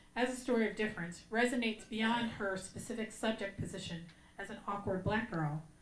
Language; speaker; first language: English; native; English